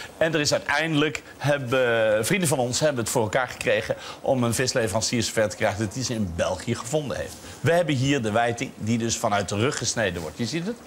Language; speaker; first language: Dutch; native; Dutch